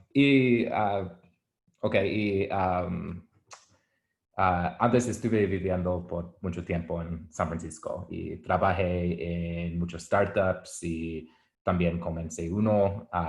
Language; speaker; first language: Spanish; non-native, learner; English